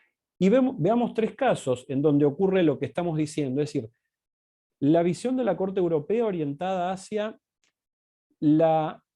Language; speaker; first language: Spanish; native; Spanish